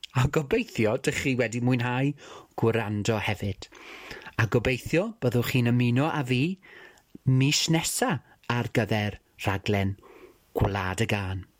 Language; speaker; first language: Welsh; non-native, fluent; English